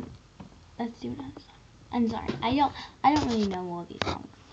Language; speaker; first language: English; native; English